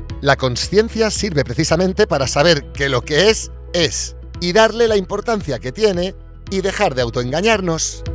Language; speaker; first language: Spanish; native; Spanish